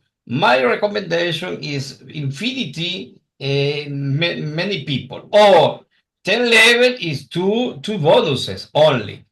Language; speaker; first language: English; non-native, learner; Spanish